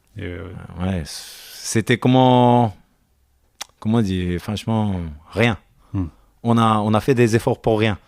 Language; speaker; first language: French; non-native, learner; Japanese